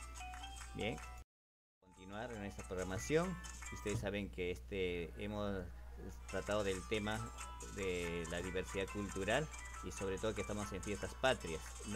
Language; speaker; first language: Spanish; native; Spanish